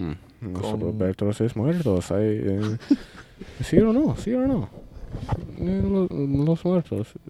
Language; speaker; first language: Spanish; non-native, learner; English